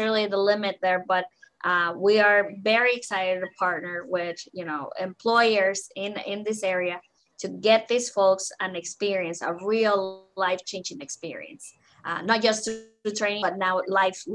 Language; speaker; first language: English; non-native, fluent; Spanish